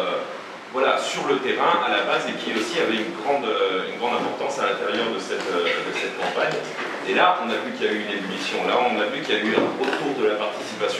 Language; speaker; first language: French; native; French